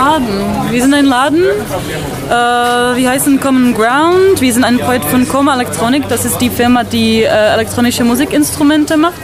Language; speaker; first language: German; non-native, fluent; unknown